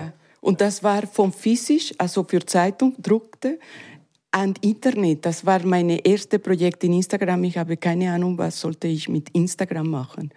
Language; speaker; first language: German; non-native, learner; Spanish